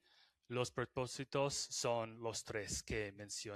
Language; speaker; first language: Spanish; non-native, fluent; English